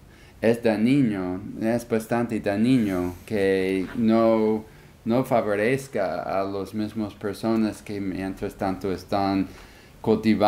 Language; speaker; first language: Spanish; non-native, fluent; English